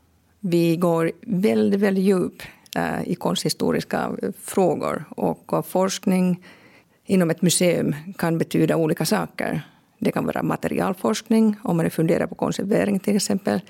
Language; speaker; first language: Swedish; non-native, local second language; Finnish